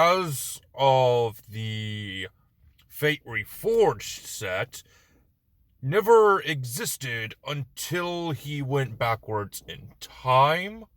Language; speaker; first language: English; native; English